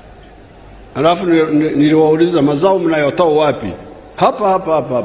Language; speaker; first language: Swahili; non-native, local second language; Nyankole